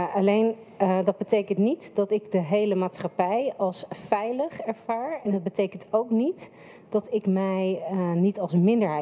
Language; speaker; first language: Dutch; native; Dutch